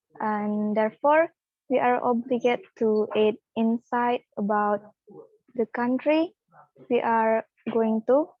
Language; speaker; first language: English; non-native, learner; Indonesian